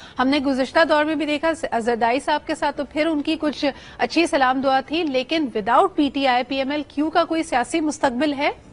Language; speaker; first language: Urdu; native; Urdu